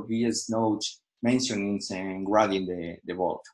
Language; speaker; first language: English; non-native, fluent; Spanish